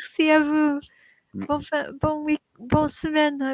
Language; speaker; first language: French; non-native, fluent; English